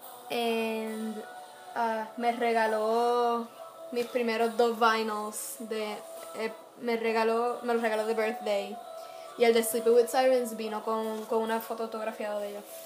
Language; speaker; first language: Spanish; early bilingual, heritage; Spanish